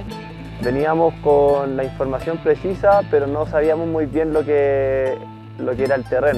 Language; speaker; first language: Spanish; native; Spanish